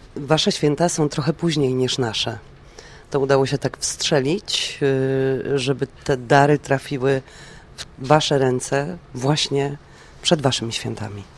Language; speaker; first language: Polish; native; Polish